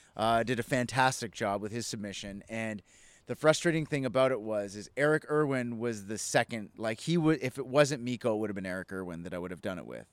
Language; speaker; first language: English; native; English